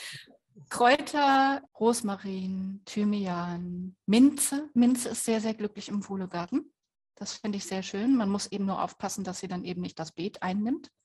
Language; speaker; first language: German; native; German